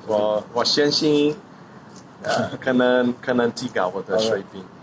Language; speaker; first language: Chinese; non-native, learner; Portuguese